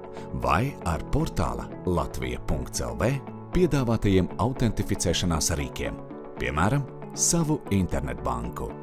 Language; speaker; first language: Latvian; native; Latvian